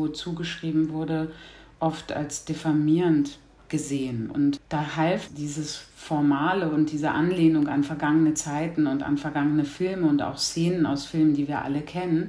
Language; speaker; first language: German; native; German